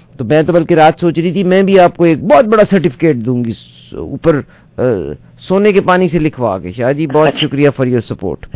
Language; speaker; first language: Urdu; native; Urdu